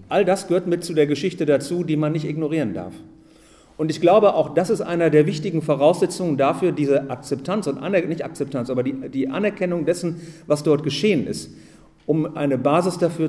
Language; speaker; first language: German; native; German